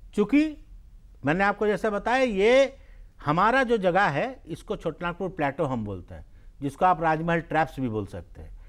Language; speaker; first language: Hindi; native; Hindi